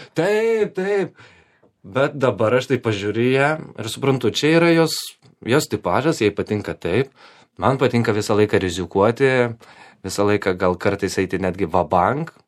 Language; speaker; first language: Lithuanian; non-native, local second language; Polish